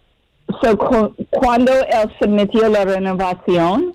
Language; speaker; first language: Spanish; non-native, fluent; English